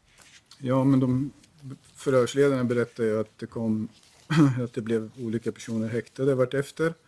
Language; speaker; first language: Swedish; native; Swedish